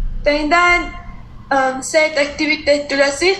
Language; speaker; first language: French; non-native, learner; Spanish